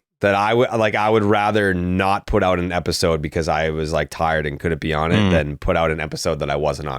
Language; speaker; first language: English; native; English